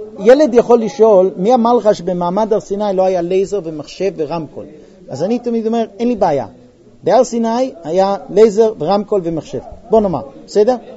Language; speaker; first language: Hebrew; non-native, fluent; English